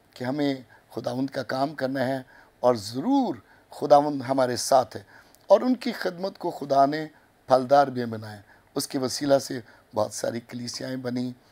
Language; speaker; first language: Urdu; non-native, local second language; Punjabi